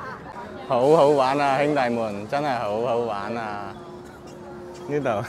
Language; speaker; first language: Chinese; non-native, local second language; Cantonese